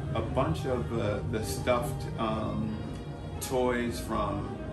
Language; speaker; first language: English; native; English